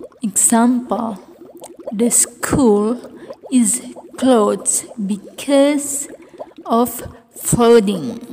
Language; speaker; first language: English; non-native, fluent; Indonesian